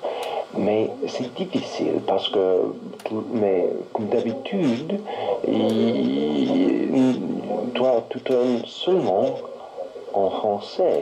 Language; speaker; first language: French; non-native, learner; English